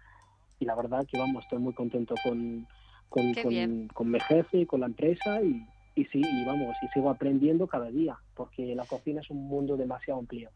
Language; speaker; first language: Spanish; non-native, fluent; Arabic